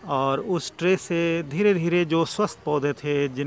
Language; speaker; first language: Hindi; native; Hindi